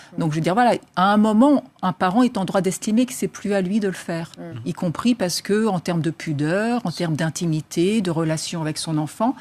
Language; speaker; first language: French; native; French